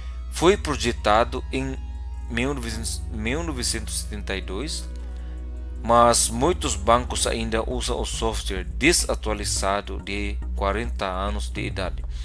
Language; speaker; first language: Portuguese; non-native, fluent; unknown